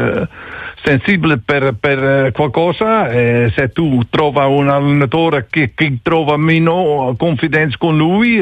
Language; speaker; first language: Italian; non-native, learner; Dutch